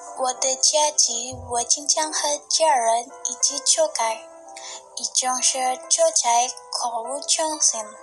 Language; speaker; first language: Chinese; non-native, learner; Indonesian